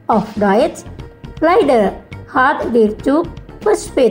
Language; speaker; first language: German; non-native, learner; Indonesian